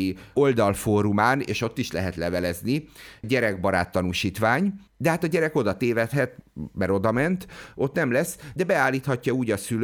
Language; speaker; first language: Hungarian; native; Hungarian